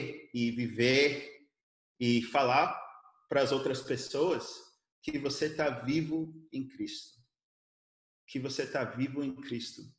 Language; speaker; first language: Portuguese; early bilingual, other home language; English